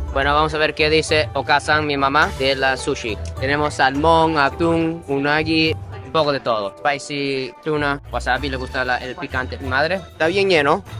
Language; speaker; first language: Spanish; non-native, fluent; Japanese